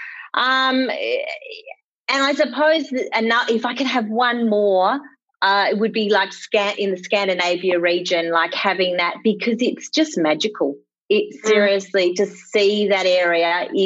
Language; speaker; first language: English; native; English